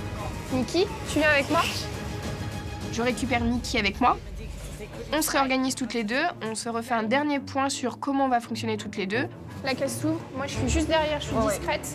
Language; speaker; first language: French; native; French